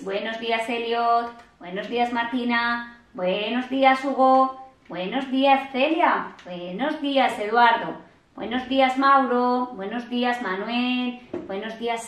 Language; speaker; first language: Spanish; native; Spanish